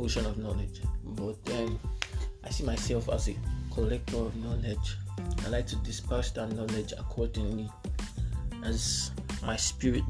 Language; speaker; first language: English; non-native, local second language; Yoruba